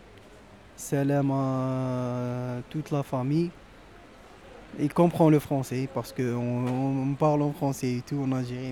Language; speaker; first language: French; non-native, local second language; Arabic